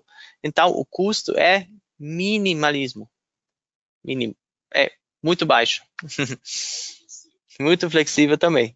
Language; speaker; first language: Portuguese; non-native, fluent; German